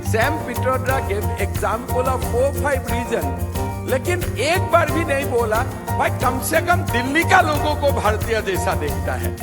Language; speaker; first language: Hindi; non-native, local second language; Assamese